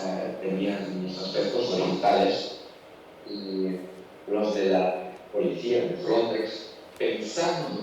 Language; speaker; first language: Spanish; non-native, learner; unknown